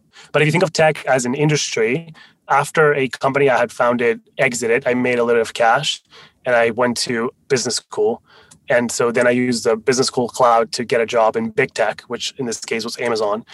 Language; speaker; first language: English; non-native, fluent; Spanish